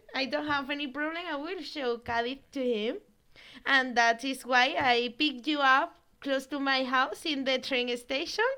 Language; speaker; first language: English; non-native, learner; Spanish